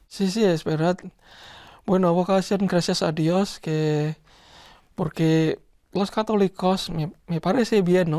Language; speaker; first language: Spanish; non-native, learner; Indonesian